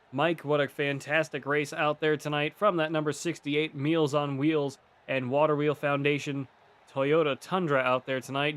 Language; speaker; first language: English; native; English